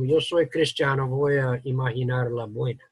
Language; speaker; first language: Spanish; non-native, learner; English